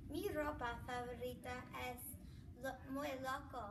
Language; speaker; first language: Spanish; non-native, learner; English